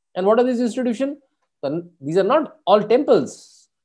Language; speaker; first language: English; non-native, local second language; Hindi